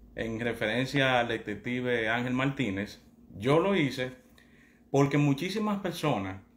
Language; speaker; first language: Spanish; native; Spanish